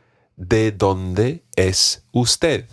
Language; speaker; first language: Spanish; non-native, fluent; English